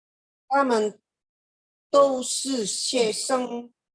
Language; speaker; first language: Chinese; non-native, learner; Indonesian